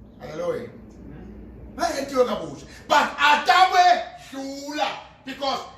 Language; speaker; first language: Zulu; non-native, local second language; Swati